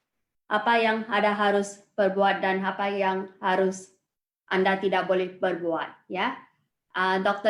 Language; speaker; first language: Indonesian; non-native, fluent; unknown